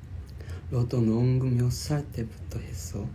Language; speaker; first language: Korean; non-native, learner; Japanese